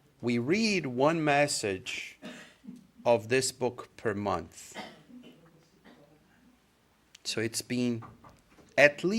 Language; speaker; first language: English; non-native, fluent; Portuguese